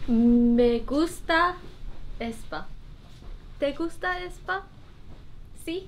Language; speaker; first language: Spanish; non-native, learner; Korean